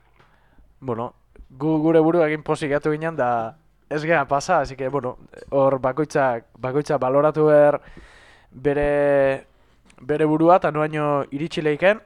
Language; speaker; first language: Basque; native; Basque